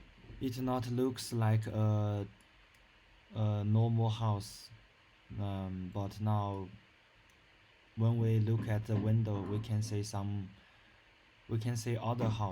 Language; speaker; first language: English; non-native, learner; Chinese